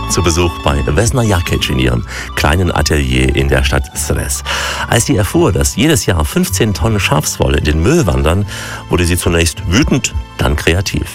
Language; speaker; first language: German; native; German